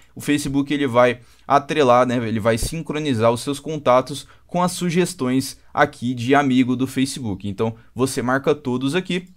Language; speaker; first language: Portuguese; native; Portuguese